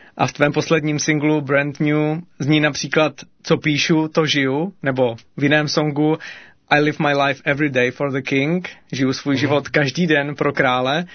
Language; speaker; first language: Czech; native; Czech